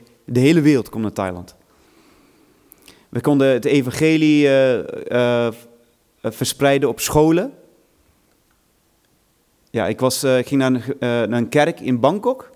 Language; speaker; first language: Dutch; non-native, fluent; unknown